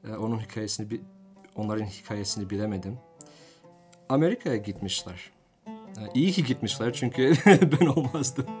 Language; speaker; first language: Turkish; non-native, fluent; English